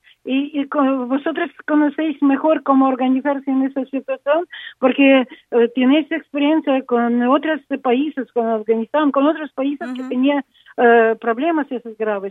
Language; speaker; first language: Spanish; non-native, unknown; Ukrainian